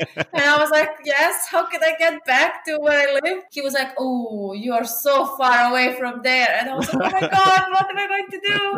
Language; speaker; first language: English; non-native, fluent; Serbian